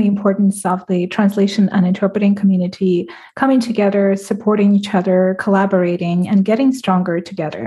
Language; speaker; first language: English; non-native, fluent; Russian